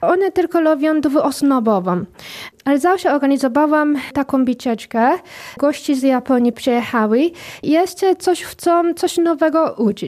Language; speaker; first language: Polish; non-native, learner; Japanese